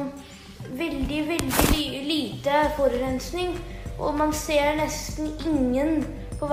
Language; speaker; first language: Norwegian; early bilingual, heritage; Norwegian